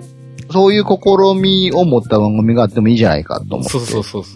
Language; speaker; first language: Japanese; native; Japanese